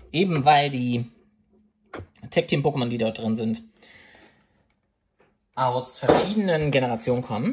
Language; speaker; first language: German; native; German